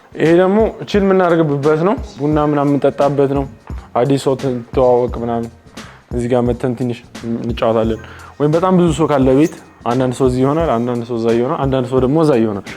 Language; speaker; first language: Amharic; native; Amharic